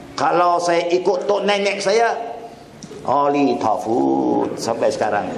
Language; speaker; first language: Malay; non-native, local second language; Chinese